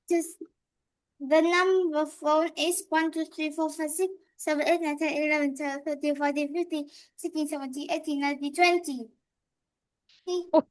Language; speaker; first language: English; non-native, learner; Vietnamese